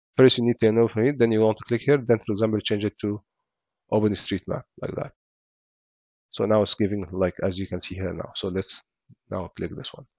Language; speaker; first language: English; non-native, fluent; Arabic